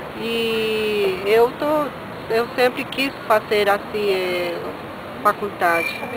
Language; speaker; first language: Portuguese; non-native, fluent; Spanish